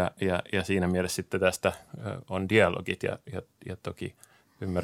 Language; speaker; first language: Finnish; native; Finnish